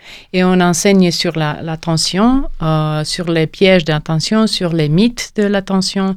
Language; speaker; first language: French; non-native, fluent; Romanian